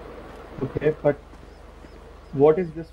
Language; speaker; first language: English; non-native, local second language; Hindi